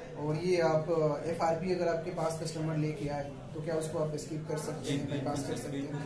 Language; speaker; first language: Hindi; native; Hindi